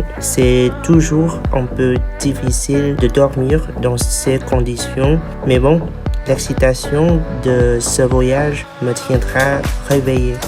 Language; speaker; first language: French; non-native, fluent; Vietnamese